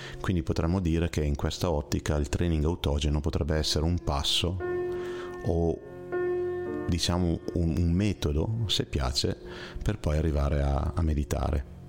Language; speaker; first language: Italian; native; Italian